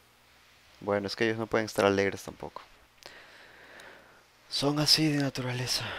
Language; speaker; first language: Spanish; native; Spanish